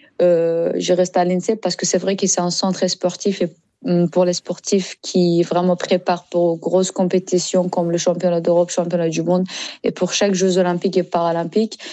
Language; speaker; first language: French; non-native, learner; Persian